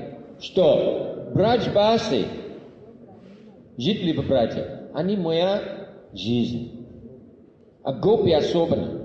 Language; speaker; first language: Russian; non-native, fluent; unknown